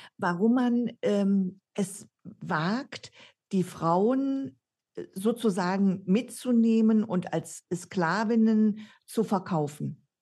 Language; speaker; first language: German; native; German